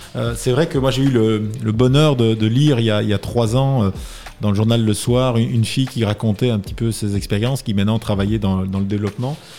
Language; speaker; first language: French; native; French